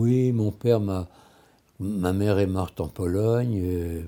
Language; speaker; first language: French; early bilingual, other home language; Russian